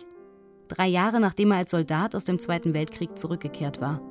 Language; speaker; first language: German; native; German